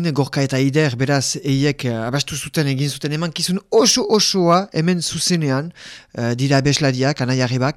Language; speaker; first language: Basque; native; Basque